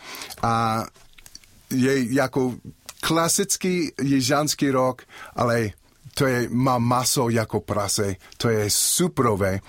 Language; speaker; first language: Czech; non-native, learner; English